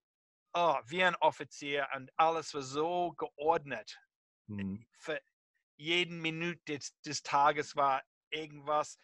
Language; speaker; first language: German; non-native, fluent; English